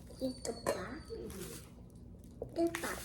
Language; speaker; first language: Korean; native; Korean